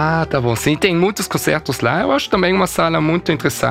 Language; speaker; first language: Portuguese; early bilingual, heritage; German